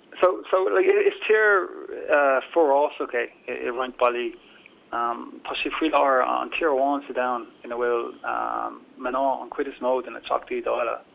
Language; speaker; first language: Irish; non-native, local second language; English